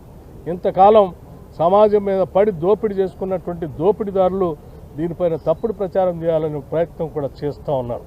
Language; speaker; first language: Telugu; native; Telugu